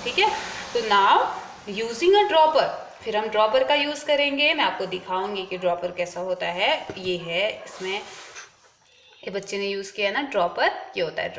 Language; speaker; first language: Hindi; native; Hindi